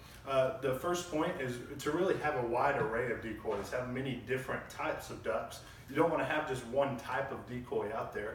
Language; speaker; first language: English; native; English